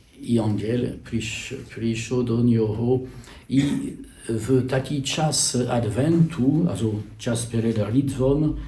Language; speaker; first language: Polish; non-native, learner; French